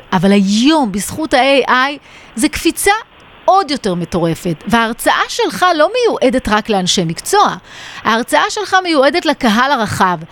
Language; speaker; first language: Hebrew; native; Hebrew